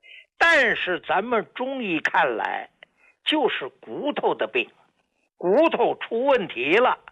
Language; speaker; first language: Chinese; native; Chinese